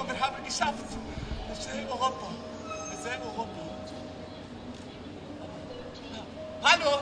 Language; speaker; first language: German; non-native, learner; Arabic